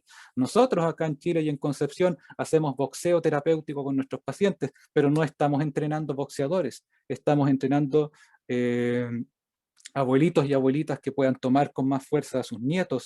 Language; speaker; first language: Spanish; native; Spanish